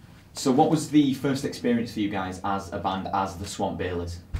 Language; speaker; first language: English; native; English